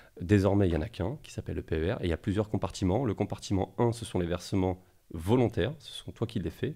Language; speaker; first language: French; native; French